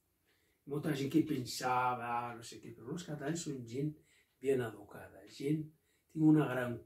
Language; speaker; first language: Catalan; non-native, local second language; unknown